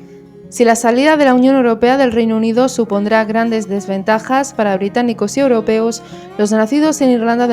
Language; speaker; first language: Spanish; native; Spanish